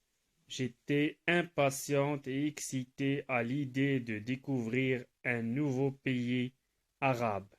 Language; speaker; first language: French; non-native, local second language; Arabic